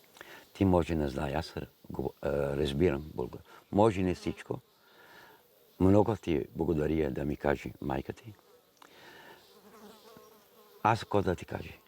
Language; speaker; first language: Bulgarian; non-native, learner; Italian